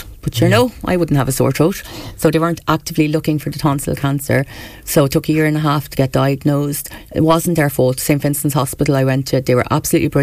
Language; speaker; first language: English; native; English